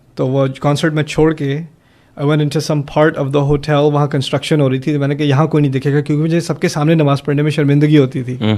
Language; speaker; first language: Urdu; early bilingual, heritage; German